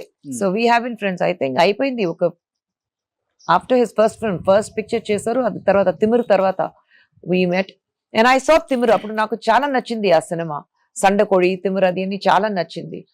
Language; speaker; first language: Telugu; non-native, local second language; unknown